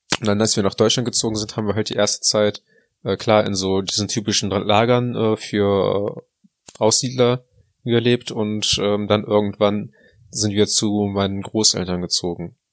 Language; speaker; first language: German; early bilingual, other home language; Russian